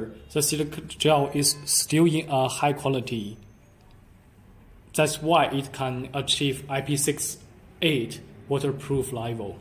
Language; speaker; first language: English; non-native, learner; Chinese